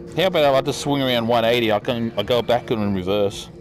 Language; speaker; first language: English; native; English